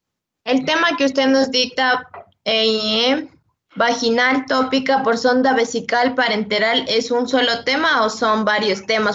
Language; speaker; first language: Spanish; native; Spanish